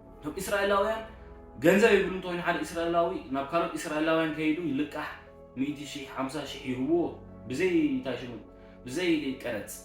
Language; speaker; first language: Tigrinya; early bilingual, heritage; Tigrinya